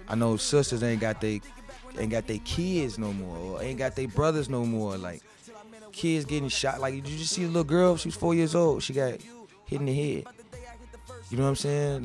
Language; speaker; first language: English; native; English